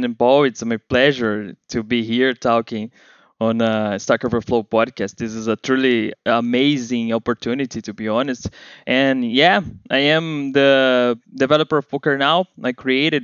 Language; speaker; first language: English; non-native, fluent; Portuguese